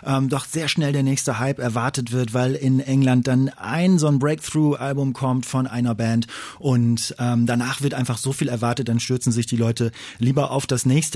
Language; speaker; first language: German; native; German